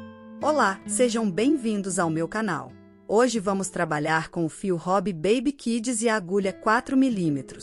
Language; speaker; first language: Portuguese; native; Portuguese